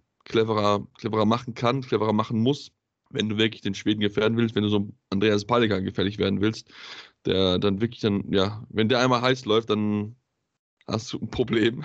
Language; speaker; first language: German; native; German